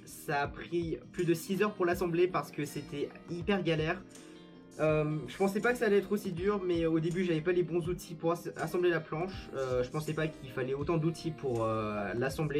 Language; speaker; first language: French; native; French